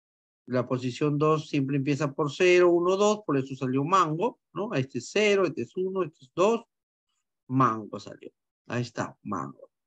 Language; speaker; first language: Spanish; native; Spanish